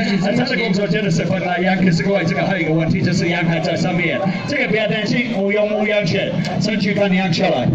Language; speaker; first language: Chinese; non-native, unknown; English